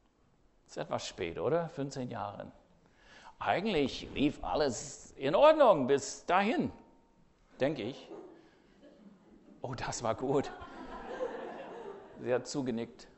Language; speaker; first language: German; non-native, fluent; English